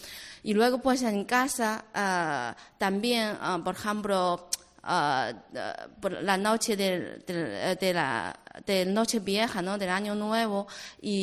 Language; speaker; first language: Spanish; non-native, fluent; Chinese